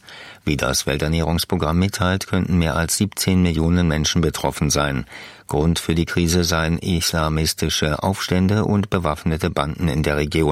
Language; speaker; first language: German; native; German